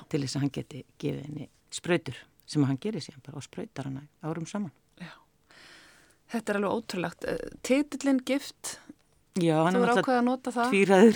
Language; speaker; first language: Icelandic; native; Icelandic